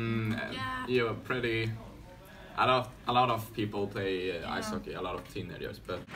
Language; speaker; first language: English; non-native, fluent; Swedish